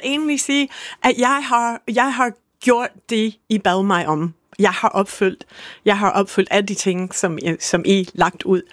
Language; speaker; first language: Danish; non-native, fluent; English